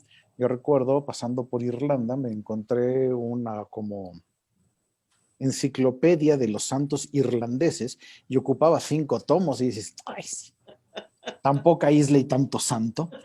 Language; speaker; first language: Spanish; native; Spanish